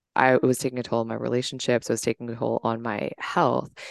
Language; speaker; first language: English; native; English